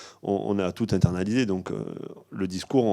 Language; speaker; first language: French; native; French